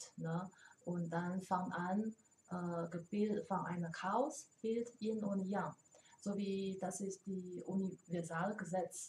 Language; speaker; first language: German; non-native, learner; Chinese